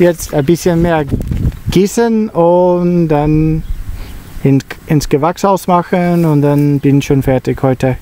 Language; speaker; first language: German; non-native, learner; Italian